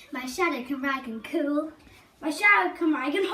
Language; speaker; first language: Welsh; non-native, learner; English